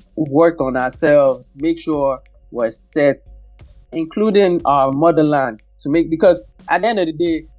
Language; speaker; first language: English; non-native, local second language; Yoruba